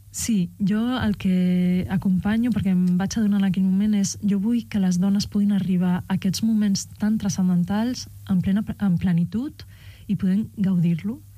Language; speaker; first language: Catalan; non-native, local second language; Spanish